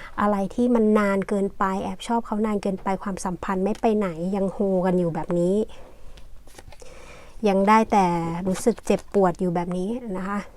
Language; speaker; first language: Thai; native; Thai